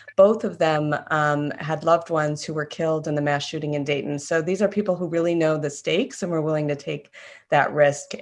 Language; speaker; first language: English; native; English